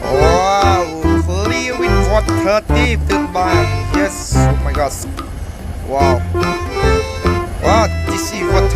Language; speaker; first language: English; non-native, learner; Indonesian